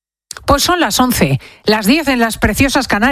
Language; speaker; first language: Spanish; native; Spanish